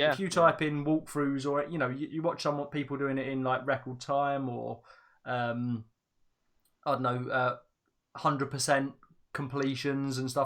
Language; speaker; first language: English; native; English